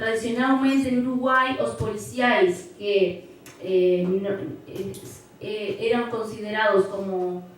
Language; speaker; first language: Portuguese; non-native, fluent; Spanish